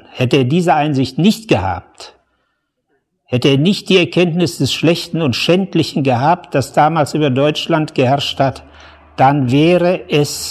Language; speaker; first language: German; native; German